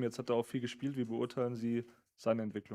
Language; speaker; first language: German; native; German